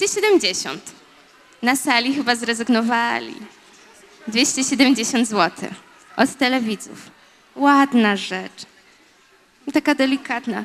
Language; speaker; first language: Polish; native; Polish